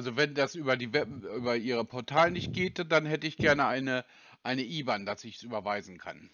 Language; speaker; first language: German; native; German